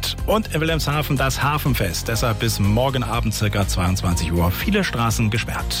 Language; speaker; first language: German; native; German